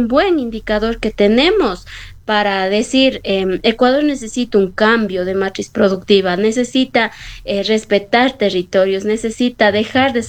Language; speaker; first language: Spanish; native; Spanish